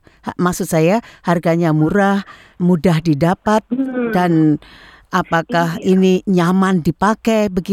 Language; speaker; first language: Indonesian; native; Indonesian